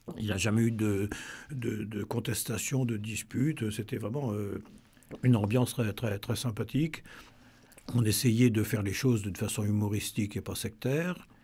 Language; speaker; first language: French; native; French